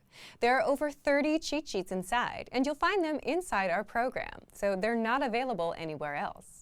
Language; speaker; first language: English; native; English